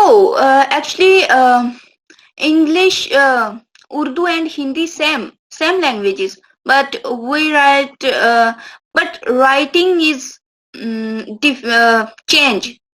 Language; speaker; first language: English; non-native, local second language; Urdu